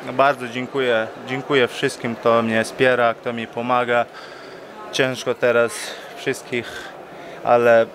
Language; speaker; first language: Polish; non-native, fluent; Chechen